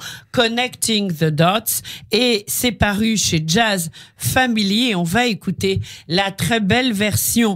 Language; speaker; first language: French; native; French